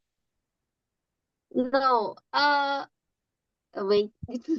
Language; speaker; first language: English; non-native, learner; Korean